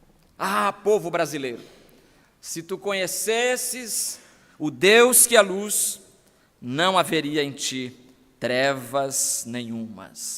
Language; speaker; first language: Portuguese; native; Portuguese